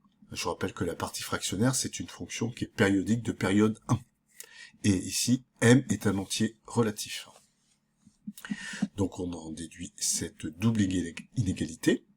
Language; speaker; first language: French; native; French